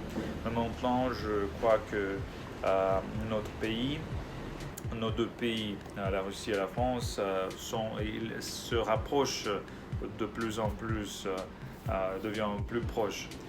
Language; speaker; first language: French; non-native, learner; Russian